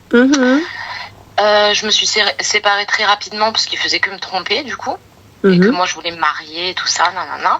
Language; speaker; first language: French; native; French